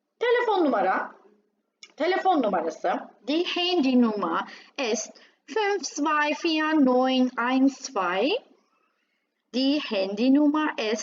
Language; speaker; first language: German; non-native, fluent; Turkish